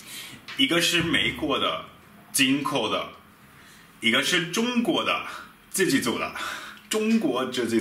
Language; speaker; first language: Chinese; non-native, fluent; German